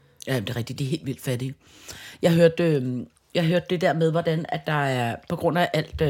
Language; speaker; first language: Danish; native; Danish